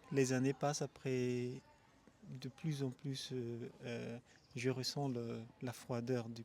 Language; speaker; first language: French; non-native, local second language; Malagasy